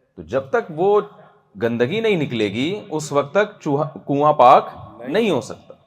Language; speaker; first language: Urdu; native; Urdu